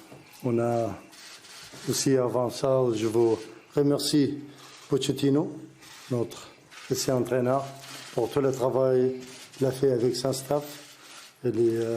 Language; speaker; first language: French; non-native, learner; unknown